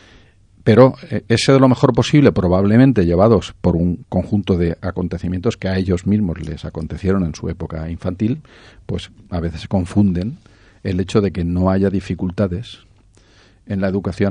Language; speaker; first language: Spanish; native; Spanish